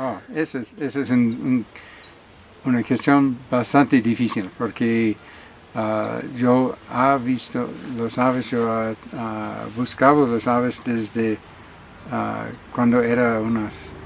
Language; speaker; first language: Spanish; non-native, learner; English